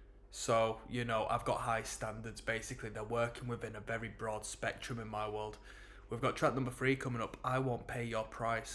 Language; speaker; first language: English; native; English